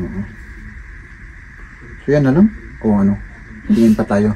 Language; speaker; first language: Filipino; native; Filipino